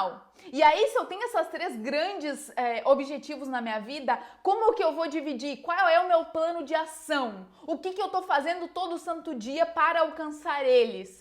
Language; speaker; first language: Portuguese; native; Portuguese